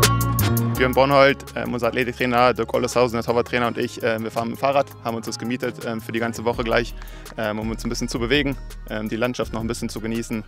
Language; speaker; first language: German; native; German